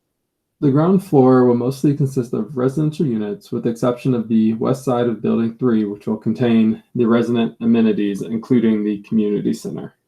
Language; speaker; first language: English; native; English